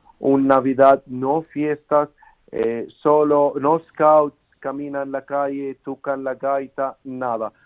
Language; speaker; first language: Spanish; non-native, learner; Arabic